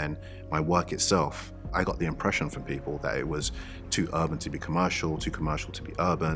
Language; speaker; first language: English; native; English